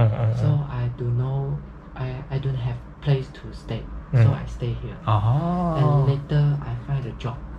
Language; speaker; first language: English; non-native, learner; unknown